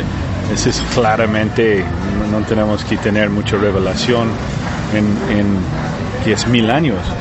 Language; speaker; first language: Spanish; non-native, learner; English